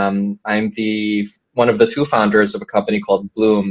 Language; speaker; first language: English; non-native, local second language; Filipino